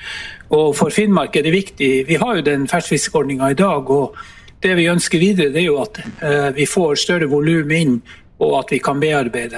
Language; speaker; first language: Norwegian; native; Norwegian